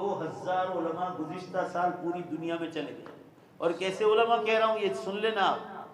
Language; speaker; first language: Urdu; non-native, local second language; Gujarati